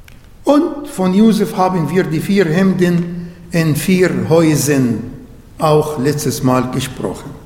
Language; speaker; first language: German; non-native, learner; Arabic